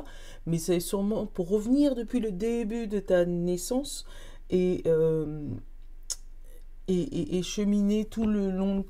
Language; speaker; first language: French; native; French